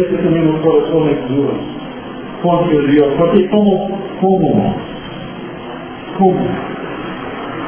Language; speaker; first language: Spanish; non-native, fluent; English